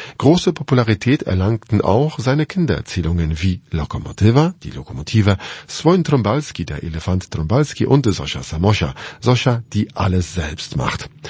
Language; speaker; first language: German; non-native, fluent; Polish